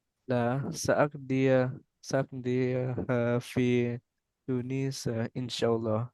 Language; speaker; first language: Arabic; non-native, learner; Indonesian